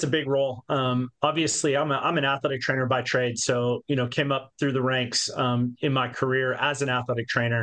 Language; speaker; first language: English; native; English